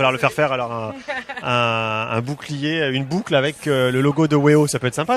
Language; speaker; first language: French; native; French